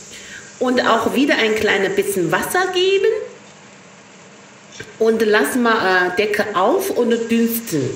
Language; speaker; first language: German; non-native, learner; Chinese